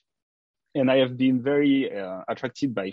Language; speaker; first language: English; non-native, fluent; French